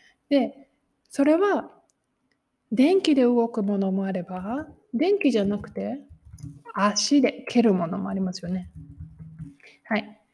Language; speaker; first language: Japanese; native; Japanese